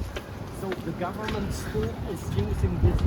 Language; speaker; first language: English; non-native, learner; German